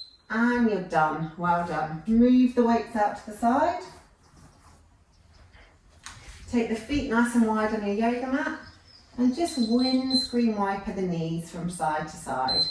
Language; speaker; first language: English; native; English